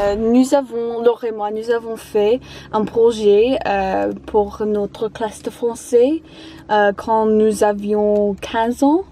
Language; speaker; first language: French; non-native, learner; English